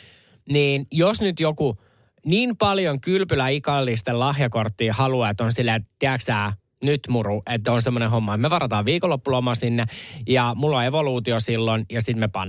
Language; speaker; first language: Finnish; native; Finnish